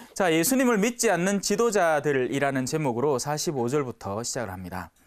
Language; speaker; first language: Korean; native; Korean